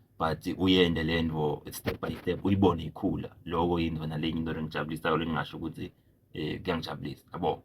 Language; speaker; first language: Zulu; native; Zulu